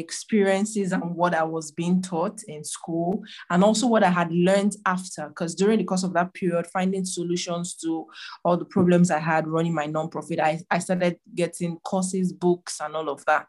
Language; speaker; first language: English; non-native, local second language; Igbo